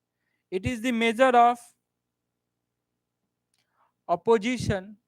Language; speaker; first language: English; non-native, local second language; Hindi